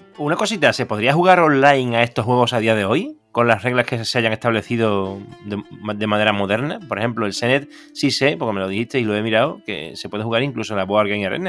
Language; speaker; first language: Spanish; native; Spanish